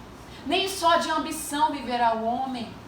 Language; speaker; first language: Portuguese; native; Portuguese